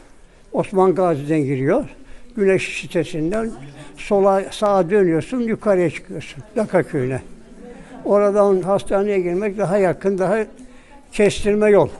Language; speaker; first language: Turkish; native; Turkish